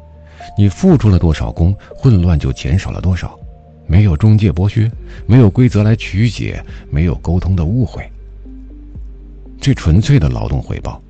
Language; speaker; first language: Chinese; native; Chinese